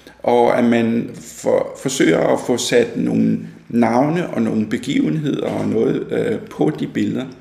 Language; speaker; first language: Danish; native; Danish